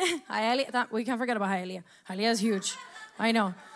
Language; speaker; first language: English; early bilingual, other home language; Spanish